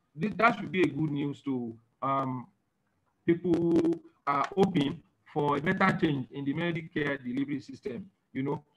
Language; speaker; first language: English; non-native, local second language; Yoruba